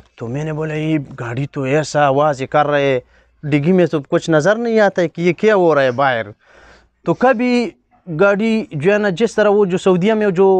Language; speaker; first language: Urdu; non-native, local second language; Pashto